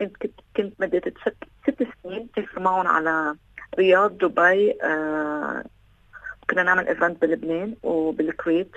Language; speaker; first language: Arabic; native; Arabic